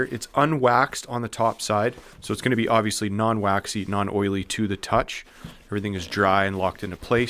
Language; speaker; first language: English; native; English